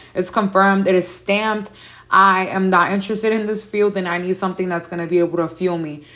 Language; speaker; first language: English; native; English